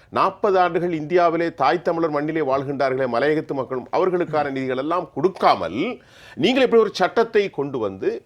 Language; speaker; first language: Tamil; native; Tamil